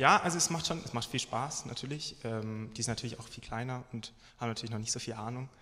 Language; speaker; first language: German; native; German